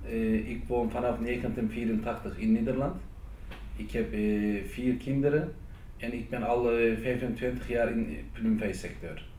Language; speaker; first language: Dutch; non-native, learner; Turkish